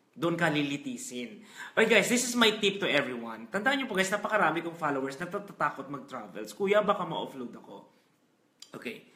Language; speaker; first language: Filipino; non-native, local second language; Hiligaynon